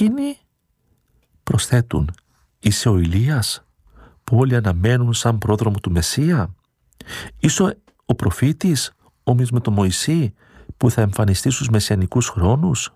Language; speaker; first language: Greek; native; Greek